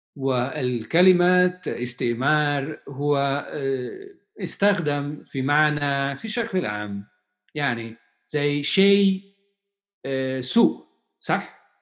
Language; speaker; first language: Arabic; non-native, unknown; Hungarian